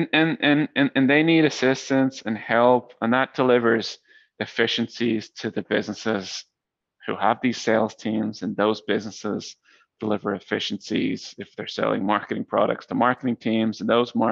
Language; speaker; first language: English; native; English